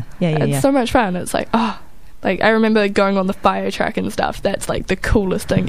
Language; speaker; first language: English; native; English